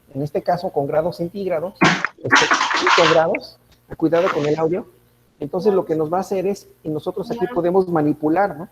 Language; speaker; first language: Spanish; native; Spanish